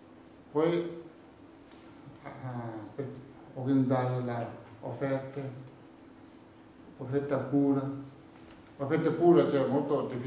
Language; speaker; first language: Italian; non-native, learner; Tibetan